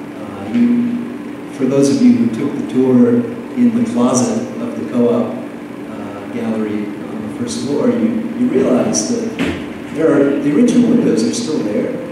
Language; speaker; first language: English; native; English